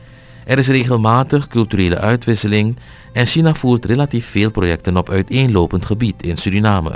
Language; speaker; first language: Dutch; native; Dutch